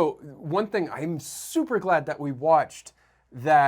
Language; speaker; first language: English; native; English